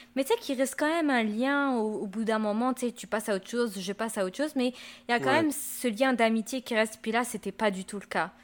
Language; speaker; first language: French; native; French